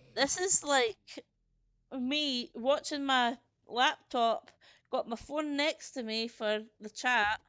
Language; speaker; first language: English; native; English